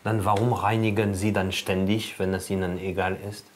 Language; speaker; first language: German; non-native, fluent; French